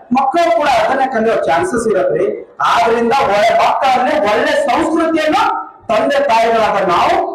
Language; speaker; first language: Kannada; non-native, local second language; Lambadi